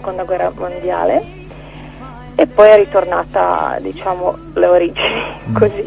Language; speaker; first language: Italian; non-native, fluent; Croatian